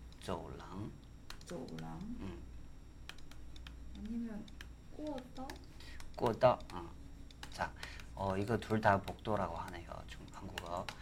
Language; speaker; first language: Korean; non-native, fluent; Chinese